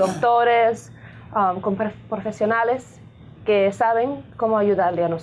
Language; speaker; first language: Spanish; early bilingual, heritage; Spanish